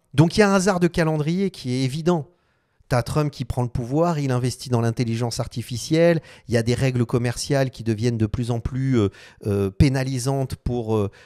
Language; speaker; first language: French; native; French